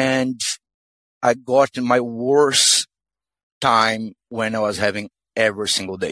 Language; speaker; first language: English; non-native, fluent; Portuguese